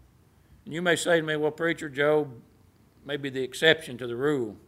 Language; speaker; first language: English; native; English